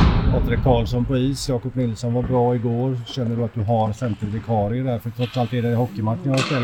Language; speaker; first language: Swedish; native; Swedish